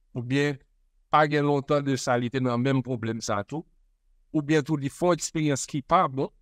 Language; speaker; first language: Haitian Creole; native; Haitian Creole